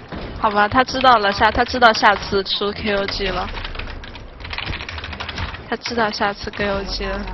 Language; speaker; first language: Chinese; native; Chinese